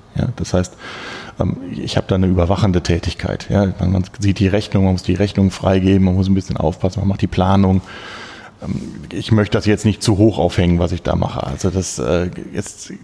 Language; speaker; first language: German; native; German